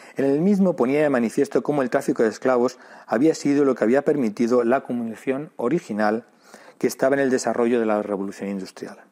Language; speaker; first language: Spanish; native; Spanish